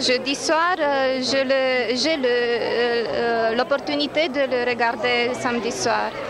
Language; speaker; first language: French; non-native, fluent; Romanian